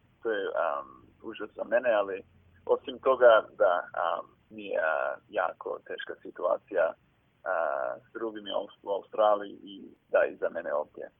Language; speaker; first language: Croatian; early bilingual, heritage; English